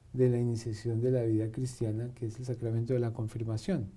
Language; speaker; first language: Spanish; native; Spanish